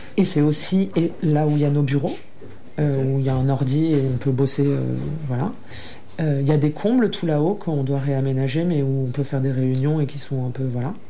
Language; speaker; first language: French; native; French